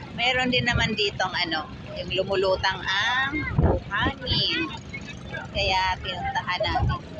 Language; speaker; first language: Filipino; non-native, local second language; Cebuano